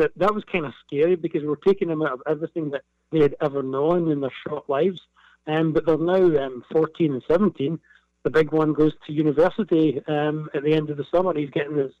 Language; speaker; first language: English; native; English